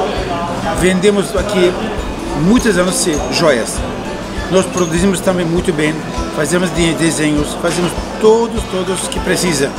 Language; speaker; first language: Portuguese; non-native, learner; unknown